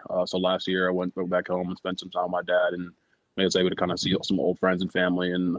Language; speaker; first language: English; native; English